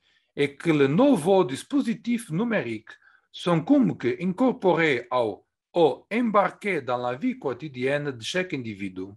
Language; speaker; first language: French; non-native, fluent; Portuguese